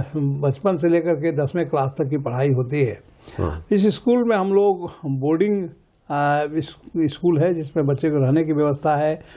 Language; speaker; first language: Hindi; native; Hindi